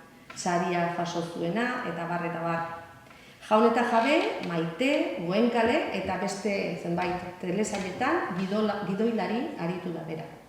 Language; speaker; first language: Basque; native; Basque